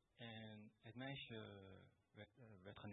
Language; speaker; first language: Dutch; early bilingual, other home language; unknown